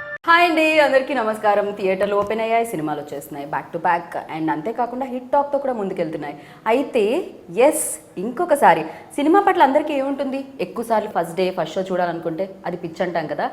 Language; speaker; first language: Telugu; native; Telugu